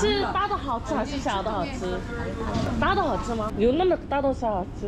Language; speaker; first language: Chinese; non-native, fluent; Korean